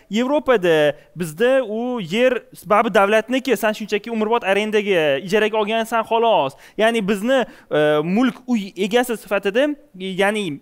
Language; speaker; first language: Uzbek; native; Uzbek